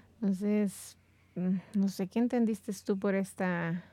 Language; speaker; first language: Spanish; native; Spanish